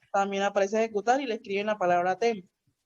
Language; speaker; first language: Spanish; native; Spanish